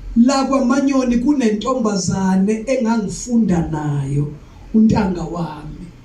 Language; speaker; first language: Zulu; native; Zulu